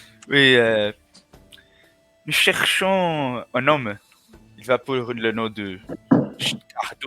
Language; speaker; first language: French; non-native, learner; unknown